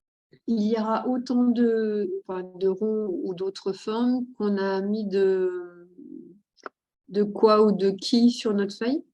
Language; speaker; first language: French; native; French